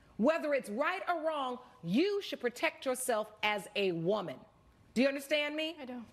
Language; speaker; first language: English; native; English